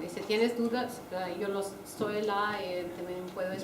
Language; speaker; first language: Spanish; non-native, fluent; Portuguese